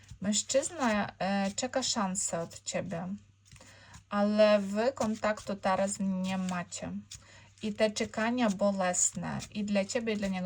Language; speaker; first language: Polish; non-native, learner; Ukrainian